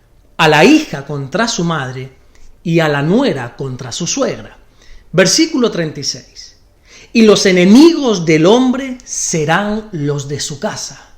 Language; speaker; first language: Spanish; native; Spanish